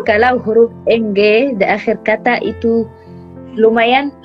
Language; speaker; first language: Indonesian; non-native, fluent; Arabic